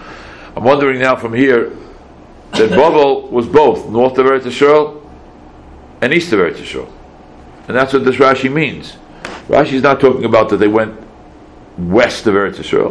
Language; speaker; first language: English; native; English